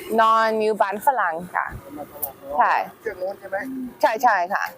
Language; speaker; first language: Thai; non-native, learner; English